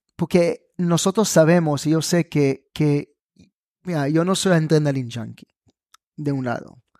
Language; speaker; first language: Spanish; non-native, fluent; Hebrew